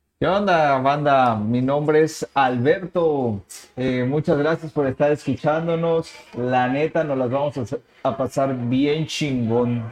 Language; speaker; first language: Spanish; native; Spanish